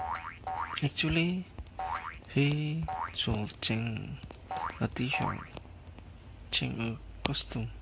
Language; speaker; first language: English; non-native, learner; Indonesian